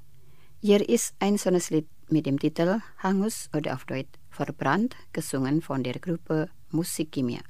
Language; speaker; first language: German; non-native, fluent; Indonesian